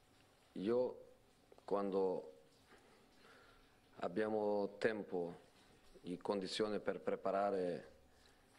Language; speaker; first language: Italian; non-native, fluent; Portuguese